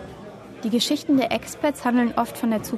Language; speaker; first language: German; native; German